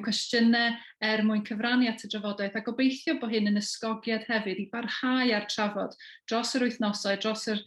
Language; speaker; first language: Welsh; native; Welsh